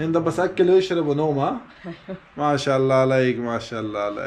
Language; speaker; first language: Arabic; non-native, learner; Pashto